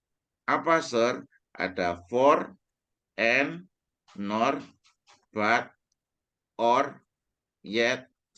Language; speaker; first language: English; non-native, fluent; Indonesian